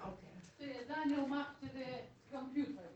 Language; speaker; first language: German; non-native, learner; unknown